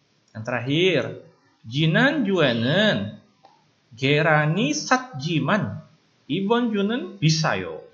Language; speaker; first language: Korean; non-native, fluent; Indonesian